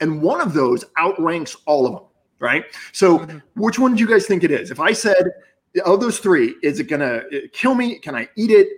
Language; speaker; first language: English; native; English